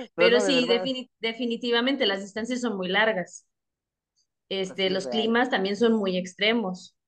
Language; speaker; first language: Spanish; early bilingual, heritage; Spanish